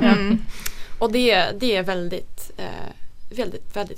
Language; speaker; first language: Swedish; non-native, fluent; Dutch